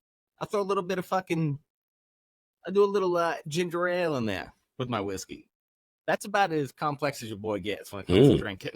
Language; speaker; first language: English; native; English